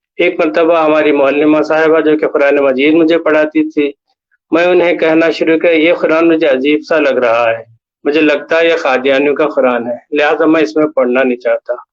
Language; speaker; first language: Urdu; native; Urdu